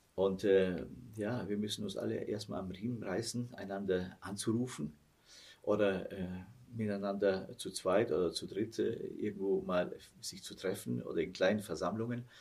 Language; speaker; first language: German; early bilingual, heritage; German